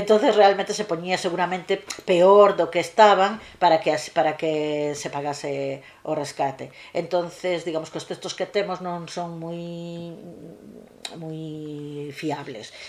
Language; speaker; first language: Galician; native; Galician